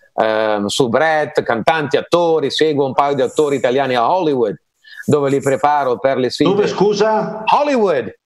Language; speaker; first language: Italian; native; Italian